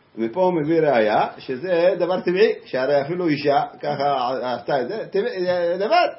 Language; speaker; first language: Hebrew; native; Hebrew